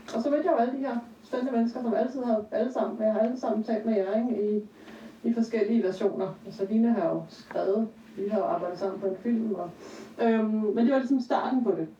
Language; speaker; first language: Danish; native; Danish